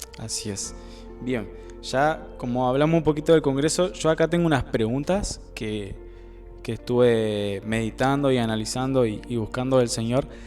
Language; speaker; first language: Spanish; native; Spanish